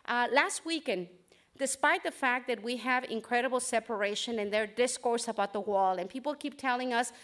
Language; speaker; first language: English; early bilingual, other home language; Spanish